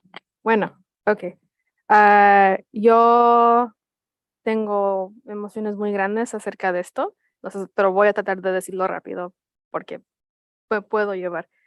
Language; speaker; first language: Spanish; early bilingual, heritage; Spanish